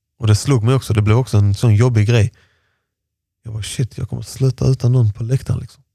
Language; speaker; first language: Swedish; early bilingual, other home language; Persian